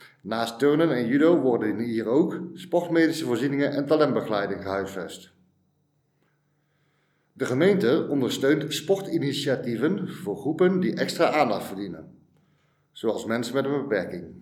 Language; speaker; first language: Dutch; native; Dutch